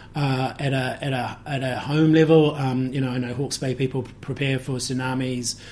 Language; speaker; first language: English; native; English